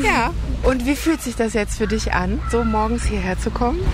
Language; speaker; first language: German; native; German